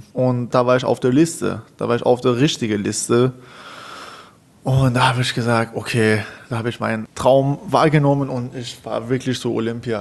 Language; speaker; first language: German; non-native, learner; Persian